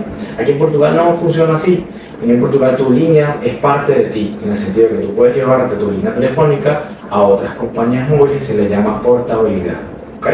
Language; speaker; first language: Spanish; native; Spanish